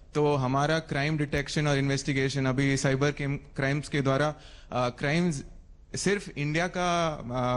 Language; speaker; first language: Hindi; non-native, local second language; Kannada